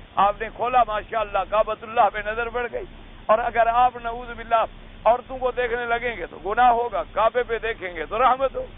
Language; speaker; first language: Urdu; native; Urdu